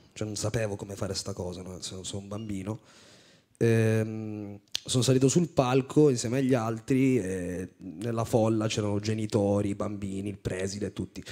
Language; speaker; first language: Italian; early bilingual, other home language; Amharic